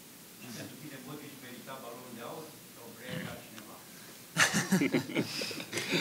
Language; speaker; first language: Romanian; native; Romanian